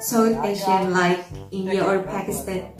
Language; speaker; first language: English; non-native, learner; Indonesian